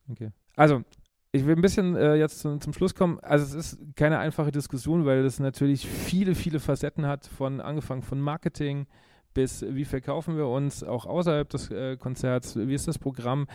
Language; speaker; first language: German; native; German